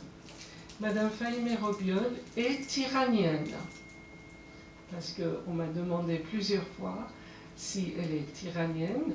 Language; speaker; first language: French; non-native, fluent; Persian